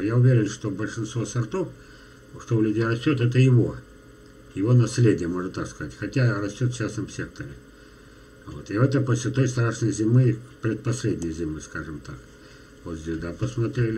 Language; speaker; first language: Russian; native; Russian